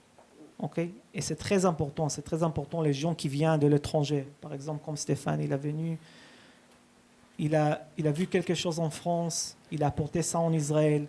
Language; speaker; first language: French; early bilingual, heritage; Hebrew